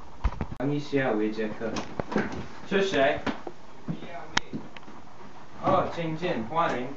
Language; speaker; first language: Chinese; non-native, learner; English